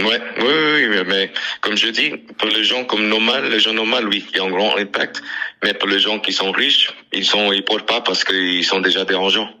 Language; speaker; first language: French; non-native, learner; English